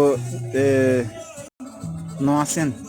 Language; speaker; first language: Spanish; non-native, learner; Haitian Creole